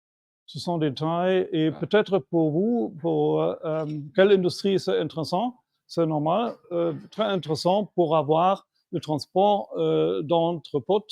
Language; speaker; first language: French; non-native, fluent; German